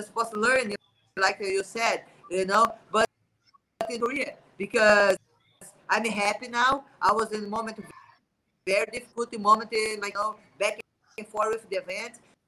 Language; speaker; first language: English; non-native, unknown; Portuguese